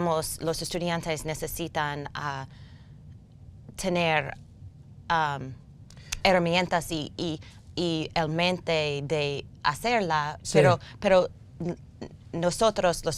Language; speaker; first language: Spanish; non-native, learner; English